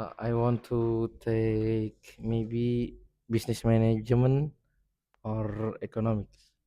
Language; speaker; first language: English; non-native, learner; Indonesian